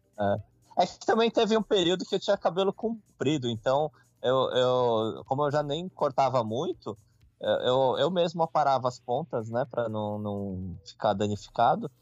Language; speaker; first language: Portuguese; native; Portuguese